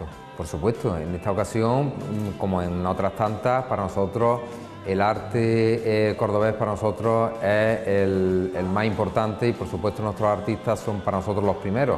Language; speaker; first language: Spanish; native; Spanish